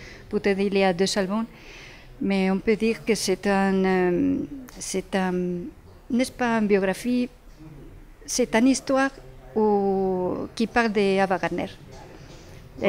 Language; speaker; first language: French; non-native, fluent; Spanish